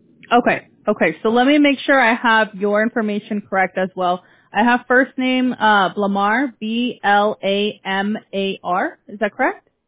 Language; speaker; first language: English; early bilingual, other home language; Spanish